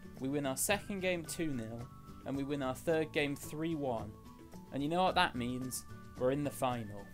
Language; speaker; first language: English; native; English